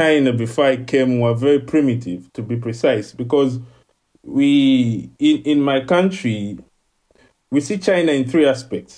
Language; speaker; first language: English; non-native, local second language; Ganda